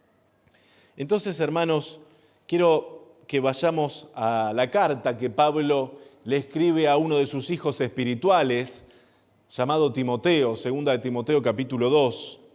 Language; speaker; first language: Spanish; native; Spanish